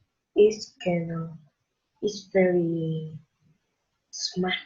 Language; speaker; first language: English; non-native, learner; Vietnamese